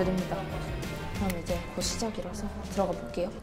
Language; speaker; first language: Korean; native; Korean